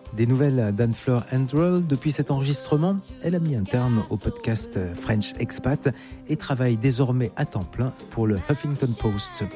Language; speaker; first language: French; native; French